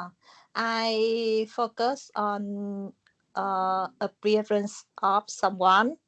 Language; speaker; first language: English; non-native, learner; Vietnamese